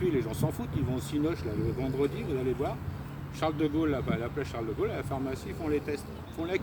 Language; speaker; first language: French; native; French